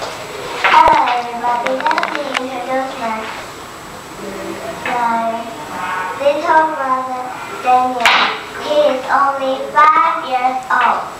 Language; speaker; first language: English; non-native, learner; Chinese